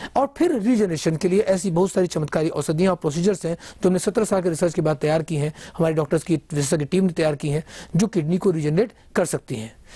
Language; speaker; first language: Hindi; native; Hindi